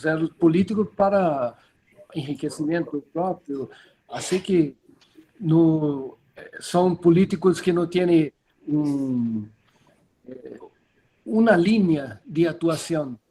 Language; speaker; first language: Spanish; non-native, learner; Portuguese